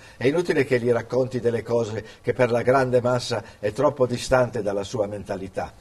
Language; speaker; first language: Italian; early bilingual, other home language; English